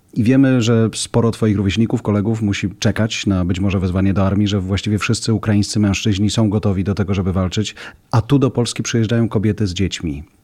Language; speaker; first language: Polish; native; Polish